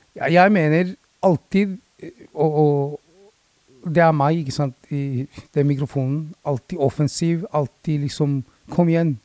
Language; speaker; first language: Norwegian; early bilingual, other home language; Spanish